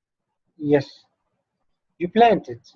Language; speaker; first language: English; non-native, fluent; Arabic